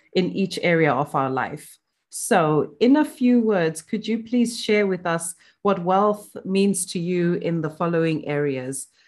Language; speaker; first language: English; non-native, local second language; Shona